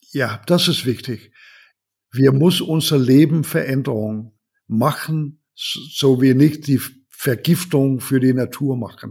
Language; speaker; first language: German; non-native, learner; Danish